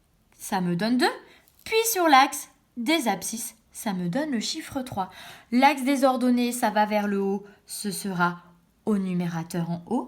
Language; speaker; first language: French; native; French